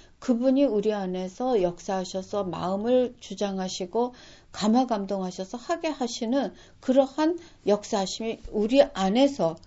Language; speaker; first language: Korean; native; Korean